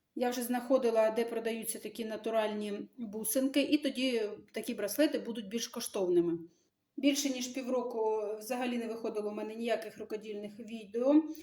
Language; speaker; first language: Ukrainian; non-native, local second language; Russian